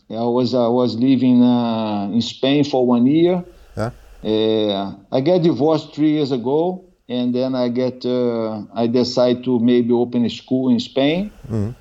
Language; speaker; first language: English; non-native, learner; Portuguese